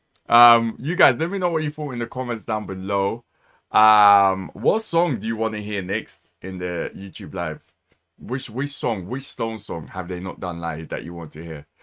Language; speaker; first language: English; native; English